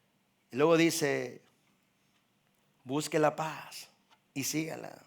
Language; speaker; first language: Spanish; native; Spanish